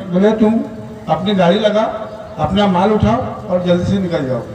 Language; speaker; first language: Hindi; non-native, local second language; Marathi